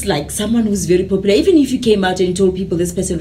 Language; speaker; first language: English; non-native, local second language; Tswana